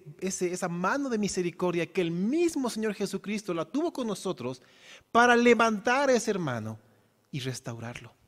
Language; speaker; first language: Spanish; native; Spanish